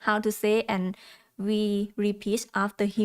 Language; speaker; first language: English; non-native, learner; Thai